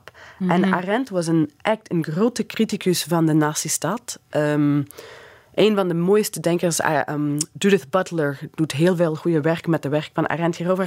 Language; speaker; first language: Dutch; non-native, fluent; English